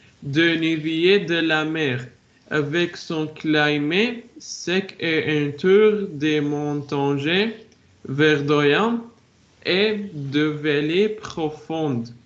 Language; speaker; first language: French; non-native, learner; Arabic